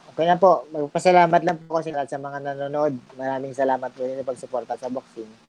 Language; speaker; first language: Filipino; native; Filipino